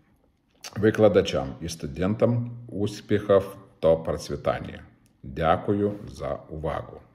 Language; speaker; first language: Ukrainian; non-native, fluent; Lithuanian